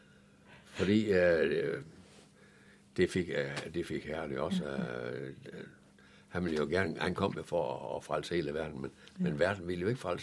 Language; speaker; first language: Danish; native; Danish